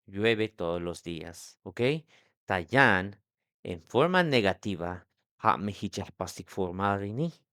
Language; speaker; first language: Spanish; non-native, local second language; Tzeltal